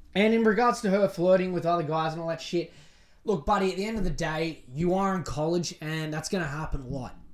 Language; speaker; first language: English; native; English